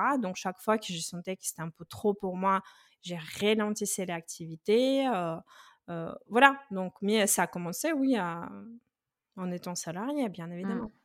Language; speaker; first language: French; non-native, fluent; Russian